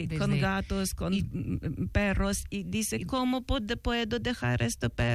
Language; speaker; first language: Spanish; non-native, learner; Ukrainian